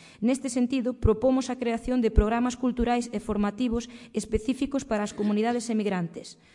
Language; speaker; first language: Galician; native; Galician